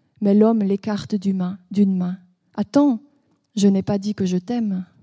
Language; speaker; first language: French; native; French